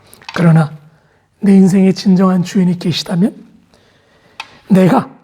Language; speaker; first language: Korean; native; Korean